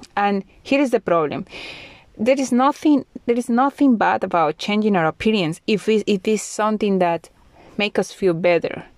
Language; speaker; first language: English; non-native, fluent; Spanish